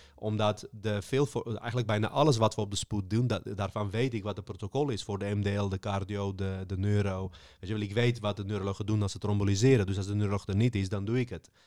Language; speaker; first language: Dutch; early bilingual, other home language; Armenian